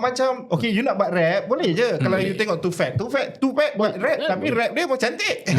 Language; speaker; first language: Malay; non-native, local second language; Tamil